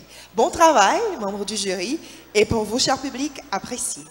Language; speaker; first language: French; non-native, local second language; Haitian Creole